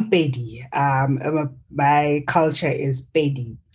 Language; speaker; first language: English; non-native, local second language; Northern Sotho